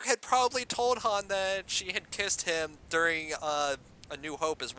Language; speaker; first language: English; native; English